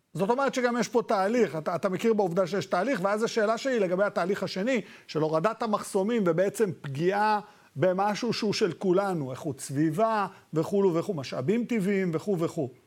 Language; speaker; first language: Hebrew; native; Hebrew